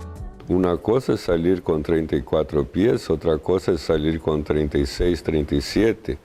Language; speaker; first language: Spanish; non-native, fluent; Portuguese